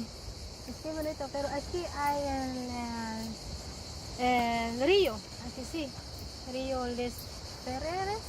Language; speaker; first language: Spanish; non-native, learner; Filipino